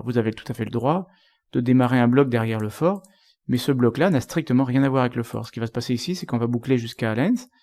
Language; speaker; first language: French; native; French